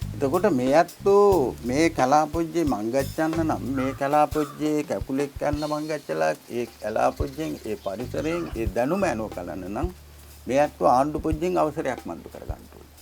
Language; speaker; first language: Sinhala; native; Sinhala